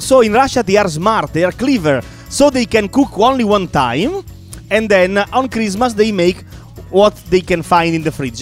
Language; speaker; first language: English; non-native, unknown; Italian